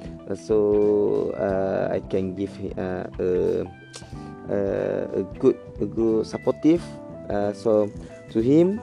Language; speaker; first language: English; non-native, learner; Malay